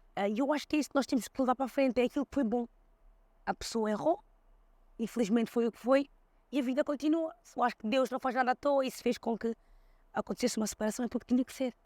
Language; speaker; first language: Portuguese; early bilingual, other home language; Kabuverdianu